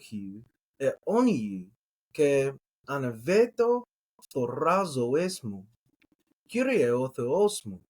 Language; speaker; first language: Greek; non-native, learner; English